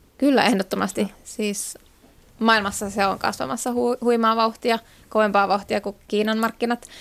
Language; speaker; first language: Finnish; native; Finnish